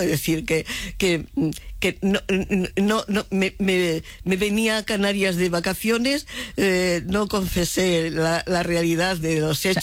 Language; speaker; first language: Spanish; native; Spanish